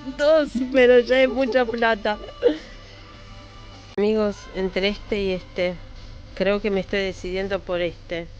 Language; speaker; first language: Spanish; non-native, fluent; Russian